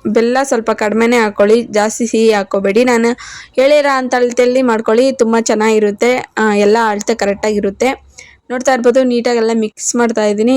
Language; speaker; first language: Kannada; non-native, local second language; Telugu